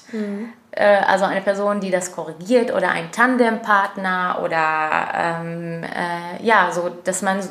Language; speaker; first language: German; non-native, fluent; Arabic